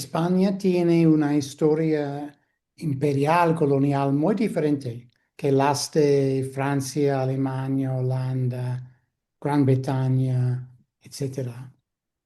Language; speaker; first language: Spanish; non-native, fluent; English